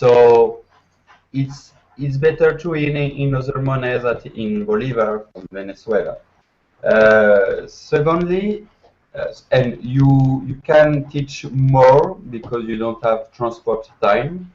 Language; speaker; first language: English; non-native, learner; French